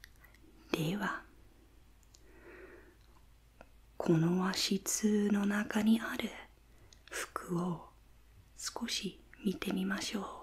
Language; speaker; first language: Japanese; non-native, fluent; English